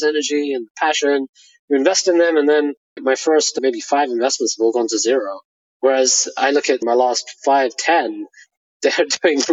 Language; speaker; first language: English; native; English